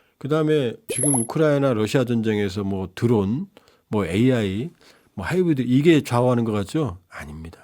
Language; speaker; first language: Korean; native; Korean